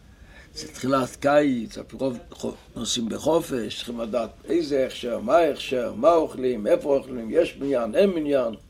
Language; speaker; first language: Hebrew; non-native, local second language; Yiddish